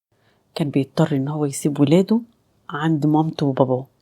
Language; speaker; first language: Arabic; native; Arabic